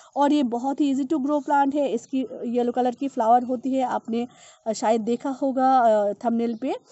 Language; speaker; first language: Hindi; non-native, local second language; Bangla